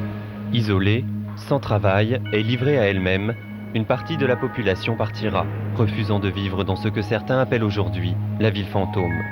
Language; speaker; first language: French; native; French